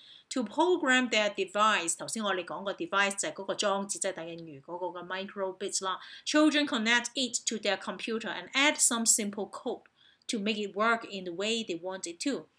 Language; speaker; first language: English; non-native, local second language; Cantonese